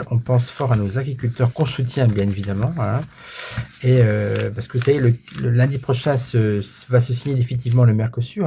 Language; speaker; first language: French; native; French